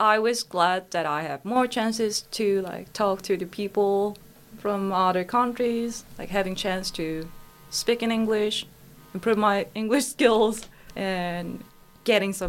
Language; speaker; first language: English; non-native, fluent; Korean